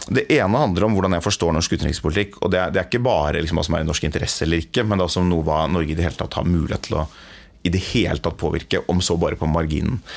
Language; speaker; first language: Norwegian; native; Norwegian